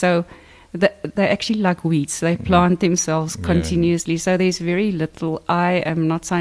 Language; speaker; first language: English; non-native, local second language; Afrikaans